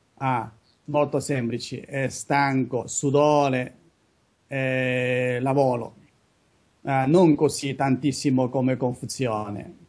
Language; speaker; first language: Italian; non-native, learner; Chinese